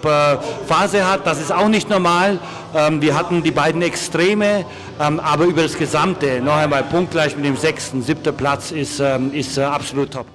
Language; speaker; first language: German; native; German